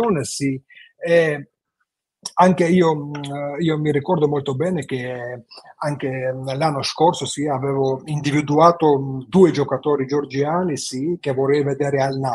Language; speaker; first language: Italian; non-native, fluent; Georgian